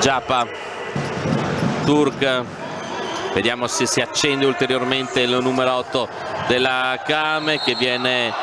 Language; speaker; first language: Italian; native; Italian